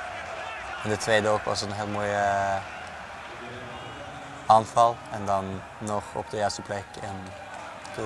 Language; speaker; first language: Dutch; non-native, fluent; Norwegian